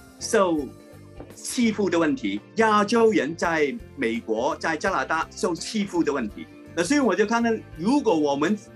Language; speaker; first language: Chinese; non-native, local second language; Cantonese